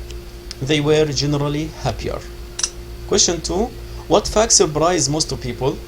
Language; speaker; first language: English; non-native, fluent; Arabic